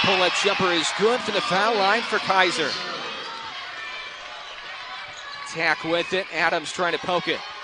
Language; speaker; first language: English; native; English